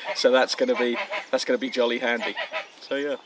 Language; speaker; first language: English; native; English